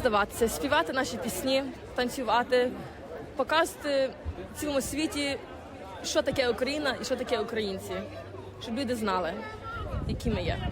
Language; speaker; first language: Ukrainian; early bilingual, heritage; Ukrainian